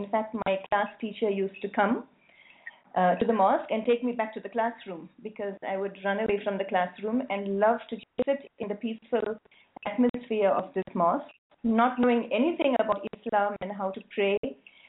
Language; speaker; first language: English; native; English